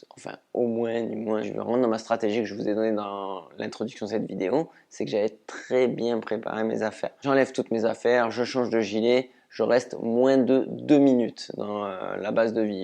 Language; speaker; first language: French; native; French